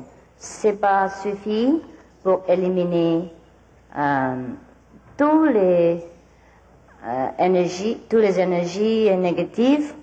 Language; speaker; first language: French; non-native, learner; Vietnamese